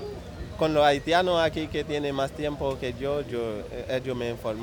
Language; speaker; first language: Spanish; non-native, learner; Haitian Creole